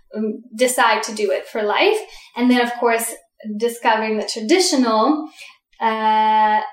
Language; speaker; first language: English; early bilingual, other home language; Russian